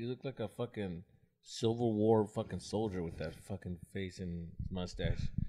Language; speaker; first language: English; early bilingual, other home language; Spanish